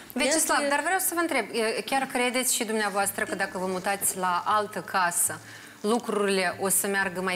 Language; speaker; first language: Romanian; native; Romanian